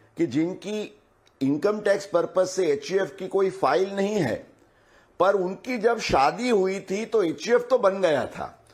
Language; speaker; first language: Hindi; non-native, local second language; Gujarati